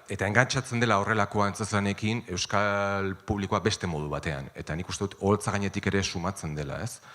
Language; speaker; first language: Basque; non-native, local second language; Spanish